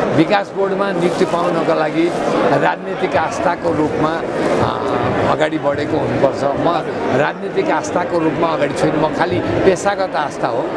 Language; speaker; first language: Nepali; native; Nepali